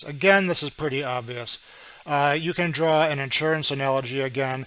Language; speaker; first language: English; native; English